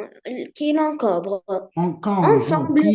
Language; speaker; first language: French; non-native, learner; Arabic